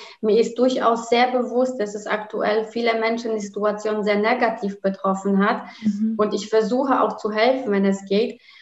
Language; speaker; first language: German; non-native, fluent; Polish